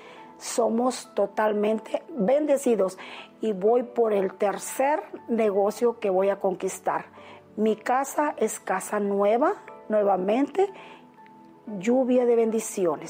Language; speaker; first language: Spanish; native; Spanish